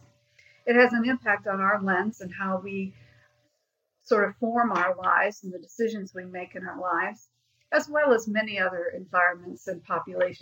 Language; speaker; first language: English; native; English